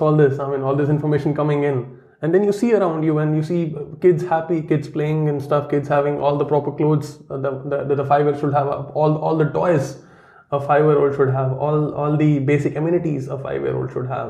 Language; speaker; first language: English; non-native, local second language; Kashmiri